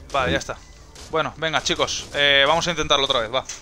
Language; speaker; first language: Spanish; native; Spanish